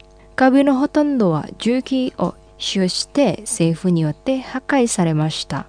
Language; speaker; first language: Japanese; non-native, fluent; Indonesian